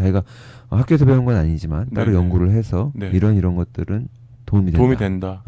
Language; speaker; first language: Korean; native; Korean